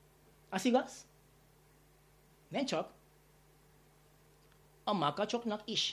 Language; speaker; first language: Hungarian; non-native, learner; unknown